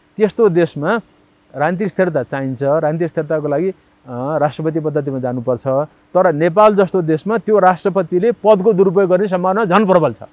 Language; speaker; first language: Nepali; native; Nepali